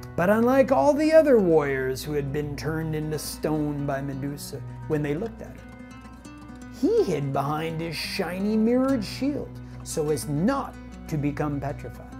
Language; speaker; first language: English; native; English